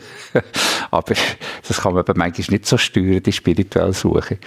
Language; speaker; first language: German; early bilingual, other home language; Swedish